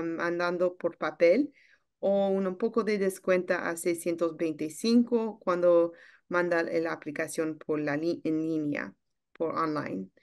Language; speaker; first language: Spanish; non-native, learner; English